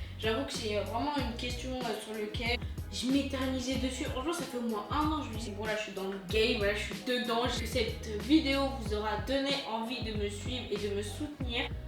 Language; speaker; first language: French; native; French